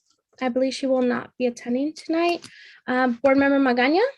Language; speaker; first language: English; native; English